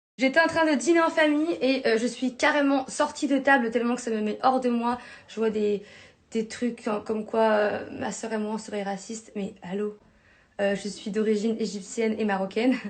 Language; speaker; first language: French; native; French